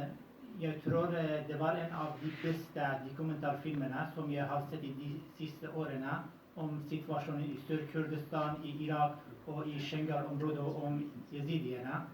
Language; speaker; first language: Norwegian; non-native, fluent; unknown